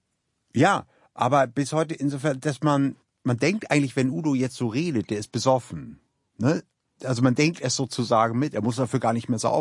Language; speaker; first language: German; native; German